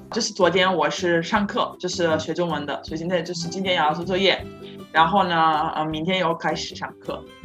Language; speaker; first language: Chinese; non-native, fluent; Italian